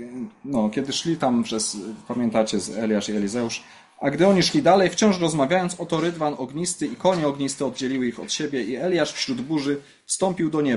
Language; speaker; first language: Polish; native; Polish